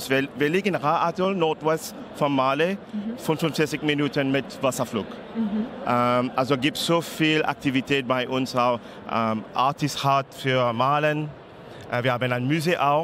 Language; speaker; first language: German; non-native, learner; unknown